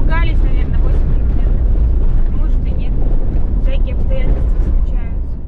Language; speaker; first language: Russian; native; Russian